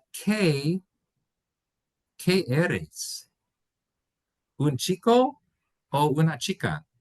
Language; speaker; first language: Spanish; non-native, fluent; English